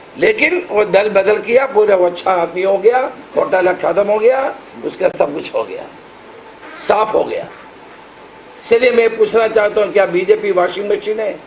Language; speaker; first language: Hindi; non-native, local second language; Marathi